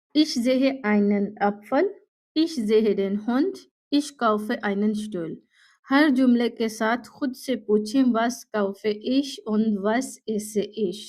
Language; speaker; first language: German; non-native, fluent; Urdu